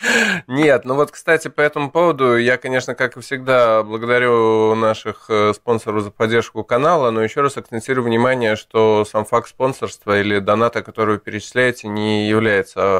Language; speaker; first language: Russian; native; Russian